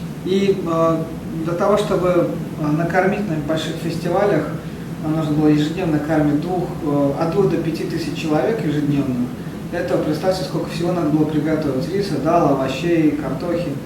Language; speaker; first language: Russian; native; Russian